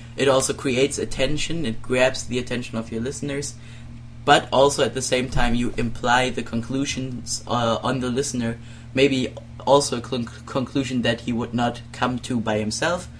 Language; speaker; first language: English; non-native, fluent; German